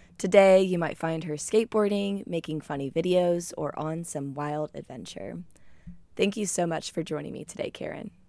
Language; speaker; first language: English; native; English